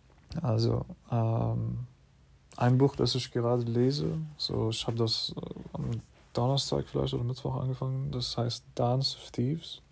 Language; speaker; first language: German; non-native, fluent; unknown